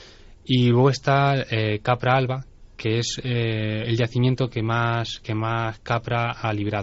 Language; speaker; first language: Spanish; native; Spanish